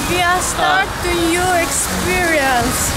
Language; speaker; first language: English; non-native, learner; Russian